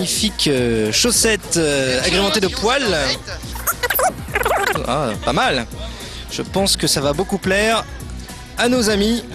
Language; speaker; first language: French; native; French